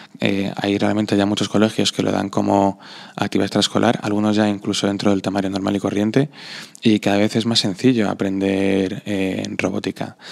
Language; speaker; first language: Spanish; non-native, fluent; Slovak